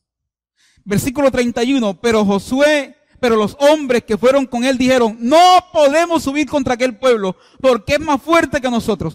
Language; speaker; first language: Spanish; native; Spanish